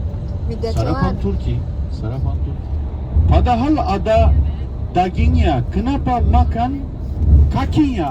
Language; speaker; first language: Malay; non-native, fluent; Turkish